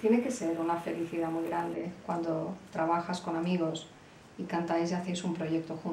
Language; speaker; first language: Portuguese; non-native, learner; Spanish